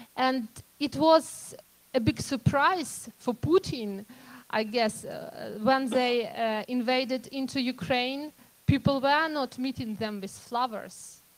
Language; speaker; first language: English; non-native, fluent; Ukrainian